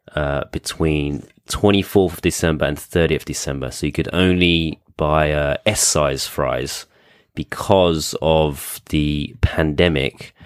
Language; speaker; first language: English; native; English